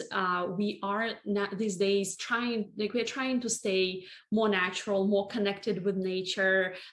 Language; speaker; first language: English; non-native, fluent; Russian